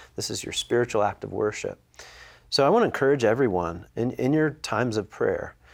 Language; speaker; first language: English; native; English